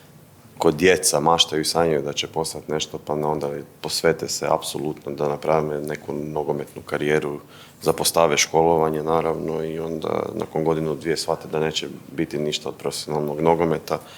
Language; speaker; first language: Bosnian; native; Bosnian